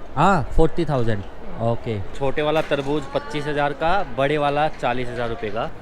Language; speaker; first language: Hindi; native; Hindi